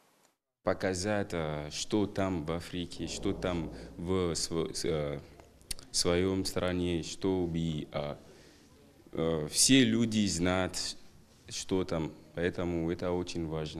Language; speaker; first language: Russian; non-native, learner; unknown